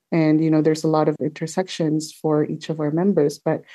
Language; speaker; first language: English; non-native, local second language; Filipino